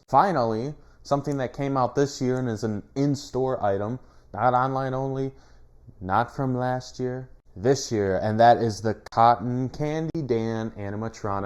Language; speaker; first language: English; native; English